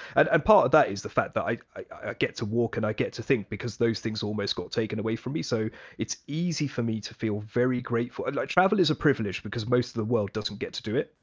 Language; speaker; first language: English; early bilingual, other home language; Hindi